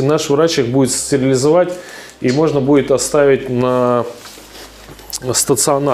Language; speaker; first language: Russian; native; Russian